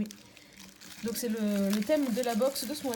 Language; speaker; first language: French; native; French